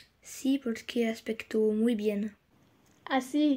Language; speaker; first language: Spanish; non-native, learner; French